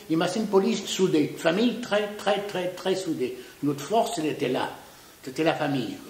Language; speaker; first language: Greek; early bilingual, heritage; Greek